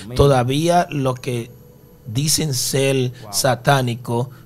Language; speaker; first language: Spanish; early bilingual, other home language; Haitian Creole